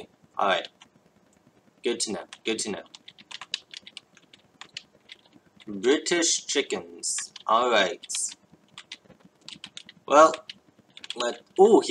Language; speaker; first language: English; native; English